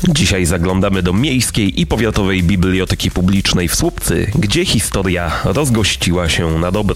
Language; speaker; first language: Polish; native; Polish